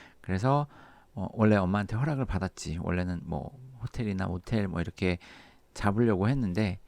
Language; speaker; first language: Korean; native; Korean